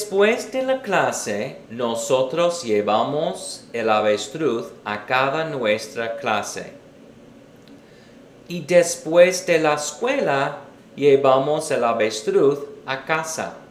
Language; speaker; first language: Spanish; non-native, fluent; English